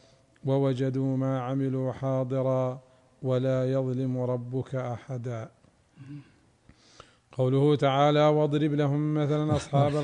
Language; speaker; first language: Arabic; native; Arabic